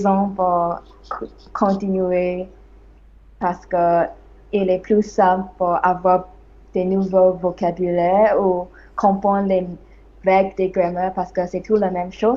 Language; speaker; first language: French; non-native, learner; English